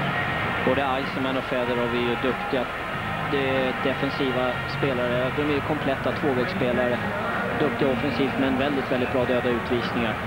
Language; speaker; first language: Swedish; native; Swedish